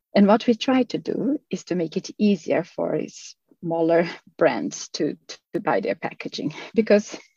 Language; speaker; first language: English; non-native, fluent; Portuguese